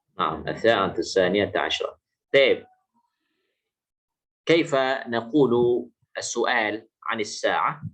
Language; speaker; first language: Arabic; non-native, fluent; Indonesian